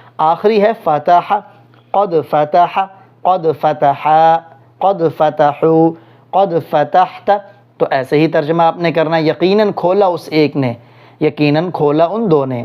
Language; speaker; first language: Urdu; non-native, local second language; Punjabi